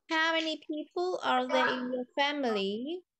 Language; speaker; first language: English; non-native, fluent; Vietnamese